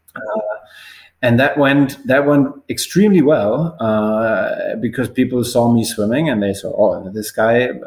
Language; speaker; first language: English; non-native, fluent; German